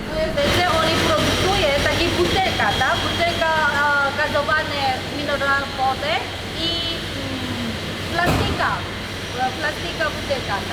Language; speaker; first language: Polish; non-native, learner; Korean